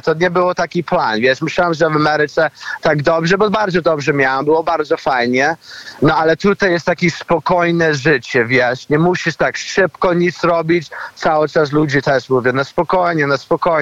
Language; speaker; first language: Polish; early bilingual, heritage; Polish